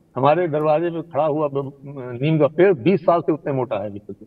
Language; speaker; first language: Hindi; native; Hindi